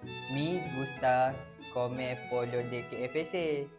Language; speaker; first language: Spanish; non-native, learner; Malay